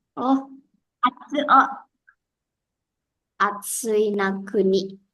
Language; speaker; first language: Japanese; non-native, learner; Indonesian